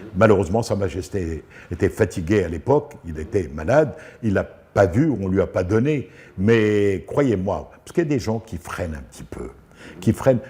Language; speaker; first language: French; non-native, local second language; Arabic